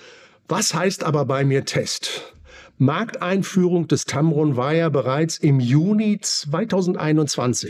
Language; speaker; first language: German; native; German